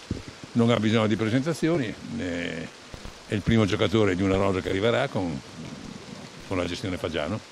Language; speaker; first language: Italian; native; Italian